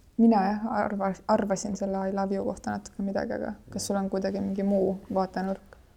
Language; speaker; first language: Estonian; native; Estonian